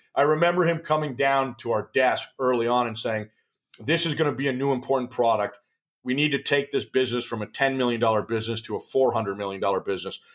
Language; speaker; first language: English; native; English